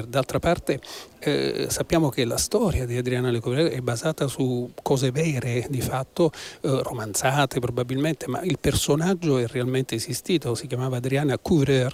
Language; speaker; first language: Italian; native; Italian